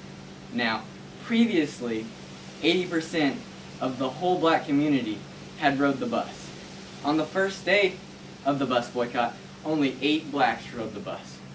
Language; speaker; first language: English; native; English